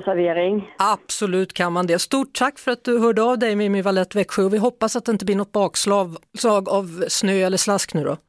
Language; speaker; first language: Swedish; native; Swedish